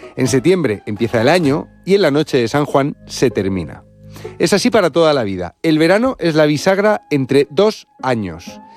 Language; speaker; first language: Spanish; native; Spanish